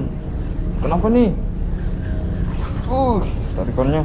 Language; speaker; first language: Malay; non-native, local second language; Javanese